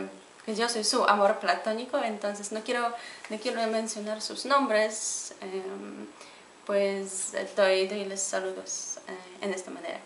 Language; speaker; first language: Spanish; non-native, fluent; Polish